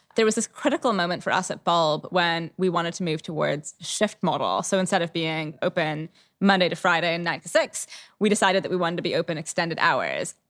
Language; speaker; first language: English; native; English